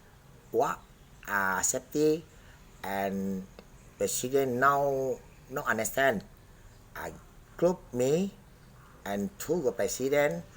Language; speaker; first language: English; non-native, learner; Indonesian